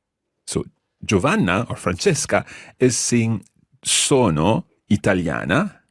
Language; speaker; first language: Italian; non-native, fluent; English